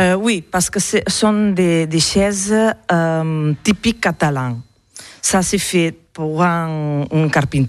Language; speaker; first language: French; non-native, learner; Catalan